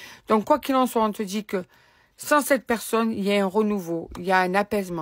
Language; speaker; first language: French; native; French